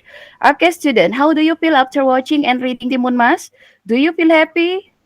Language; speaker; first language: English; non-native, learner; Indonesian